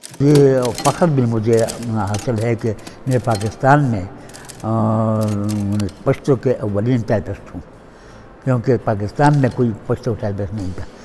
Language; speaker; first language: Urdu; non-native, local second language; Pashto